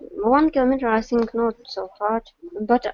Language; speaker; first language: English; non-native, learner; Russian